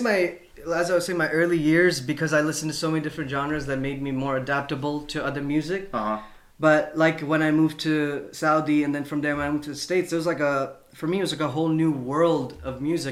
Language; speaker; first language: English; non-native, local second language; Urdu